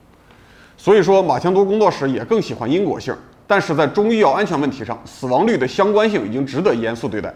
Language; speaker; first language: Chinese; native; Chinese